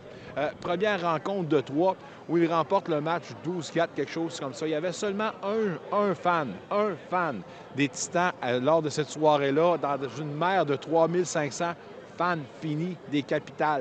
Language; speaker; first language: French; native; French